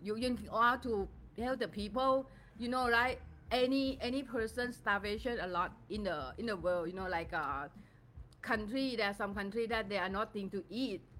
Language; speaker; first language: English; non-native, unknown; Thai